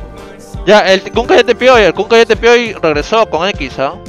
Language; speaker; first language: Spanish; native; Spanish